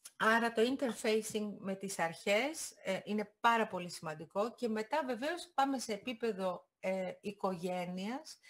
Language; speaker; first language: Greek; native; Greek